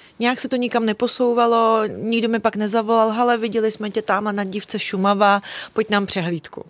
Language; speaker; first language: Czech; early bilingual, other home language; Russian